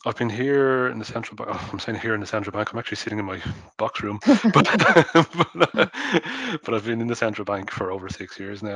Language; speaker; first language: English; native; English